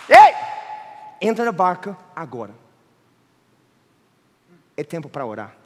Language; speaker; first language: Portuguese; non-native, fluent; English